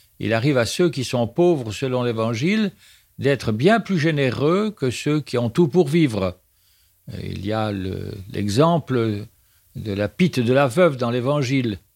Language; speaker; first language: French; native; French